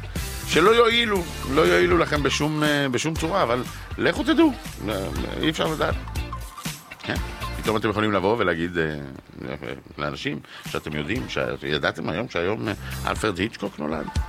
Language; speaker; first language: Hebrew; native; Hebrew